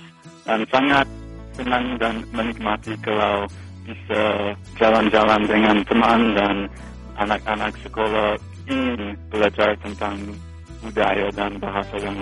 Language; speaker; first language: Indonesian; non-native, fluent; English